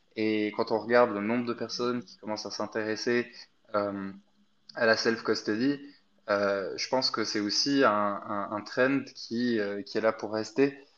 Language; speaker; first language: French; non-native, fluent; Arabic